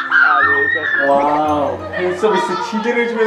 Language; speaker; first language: Korean; native; Korean